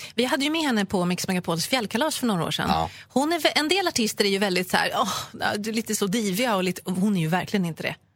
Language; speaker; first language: Swedish; native; Swedish